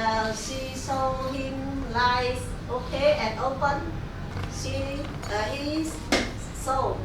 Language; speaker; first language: English; non-native, learner; Vietnamese